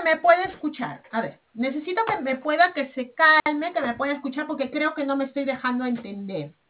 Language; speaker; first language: Spanish; native; Spanish